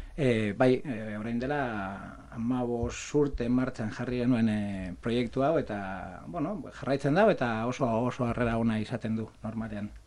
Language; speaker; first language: Basque; non-native, local second language; Spanish